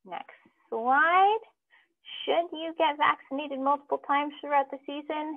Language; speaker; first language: English; native; English